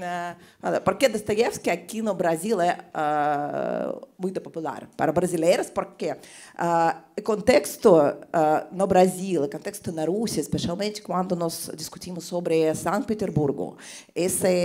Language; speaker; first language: Portuguese; non-native, learner; Russian